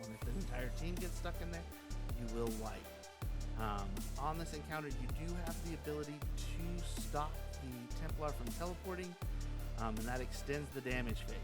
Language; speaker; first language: English; native; English